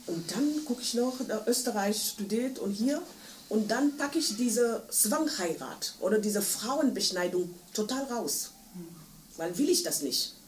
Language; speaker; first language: German; non-native, fluent; Wolof